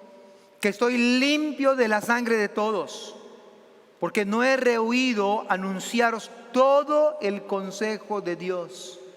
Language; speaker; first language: Spanish; native; Spanish